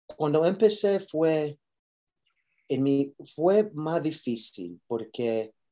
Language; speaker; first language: Spanish; early bilingual, heritage; Spanish